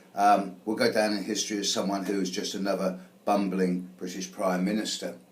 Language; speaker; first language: English; native; English